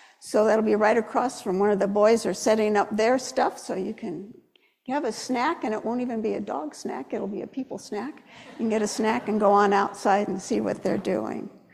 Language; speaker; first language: English; native; English